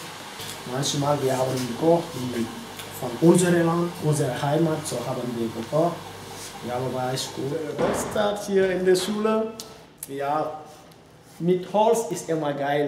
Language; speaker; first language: German; non-native, learner; French